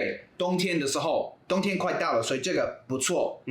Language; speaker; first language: Chinese; non-native, fluent; English